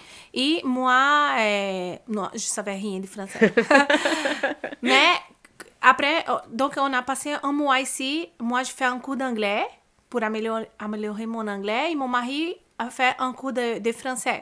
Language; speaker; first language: French; non-native, learner; Portuguese